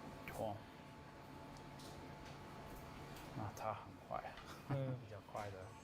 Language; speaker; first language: Chinese; non-native, learner; English